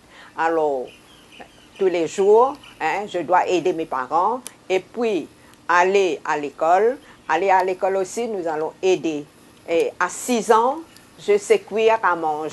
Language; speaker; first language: French; non-native, local second language; Hakka Chinese